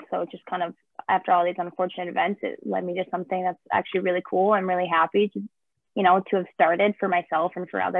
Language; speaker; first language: English; native; English